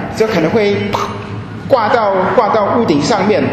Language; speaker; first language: Chinese; non-native, fluent; German